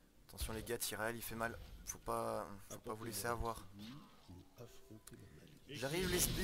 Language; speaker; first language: French; native; French